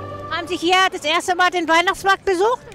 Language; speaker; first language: German; native; German